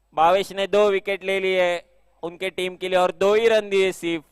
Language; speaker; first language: Hindi; non-native, local second language; Marathi